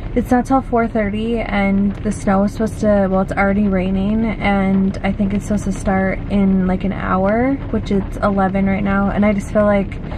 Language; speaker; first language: English; native; English